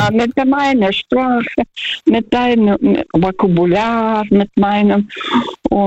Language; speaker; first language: German; non-native, fluent; Russian